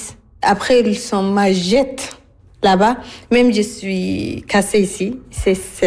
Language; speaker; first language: French; non-native, learner; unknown